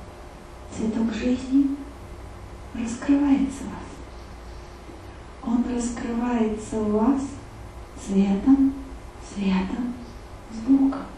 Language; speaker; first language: Russian; native; Russian